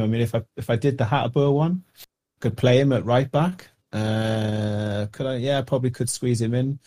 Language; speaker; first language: English; native; English